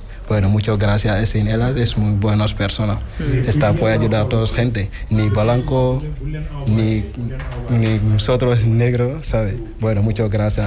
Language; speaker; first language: Spanish; non-native, learner; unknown